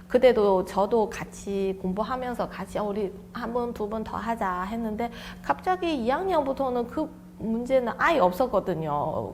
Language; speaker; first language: Korean; non-native, fluent; Chinese